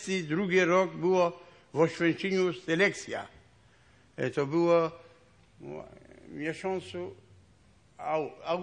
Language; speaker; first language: Polish; non-native, local second language; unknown